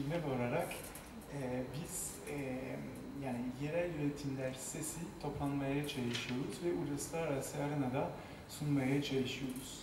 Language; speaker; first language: Turkish; non-native, fluent; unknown